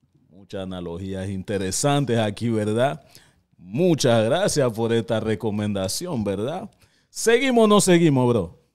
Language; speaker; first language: Spanish; native; Spanish